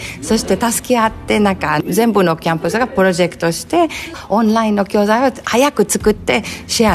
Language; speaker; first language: Japanese; non-native, fluent; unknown